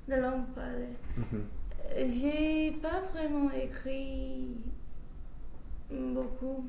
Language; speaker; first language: French; non-native, fluent; English